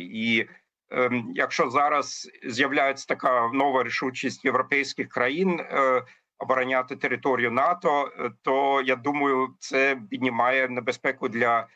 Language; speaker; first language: Ukrainian; non-native, fluent; German